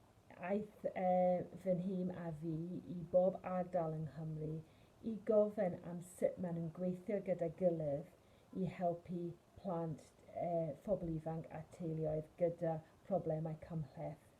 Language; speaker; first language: Welsh; non-native, fluent; English